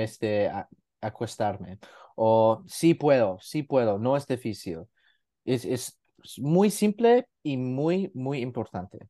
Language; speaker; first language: Spanish; non-native, learner; English